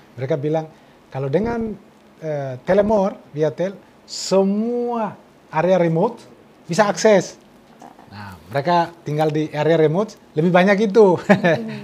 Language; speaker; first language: Indonesian; non-native, local second language; Tetum